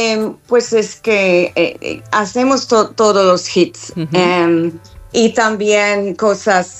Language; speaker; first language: Spanish; non-native, learner; English